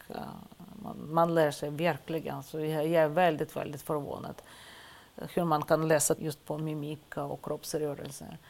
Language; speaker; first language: Swedish; non-native, fluent; Russian